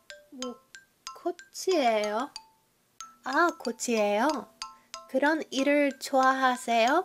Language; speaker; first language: Korean; non-native, fluent; English